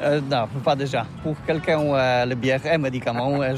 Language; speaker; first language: French; non-native, learner; Polish